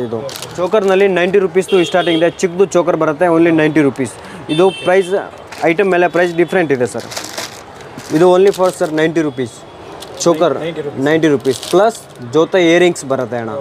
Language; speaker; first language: Kannada; non-native, local second language; Hindi